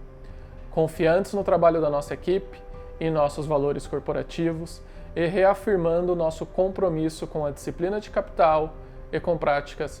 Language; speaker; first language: Portuguese; native; Portuguese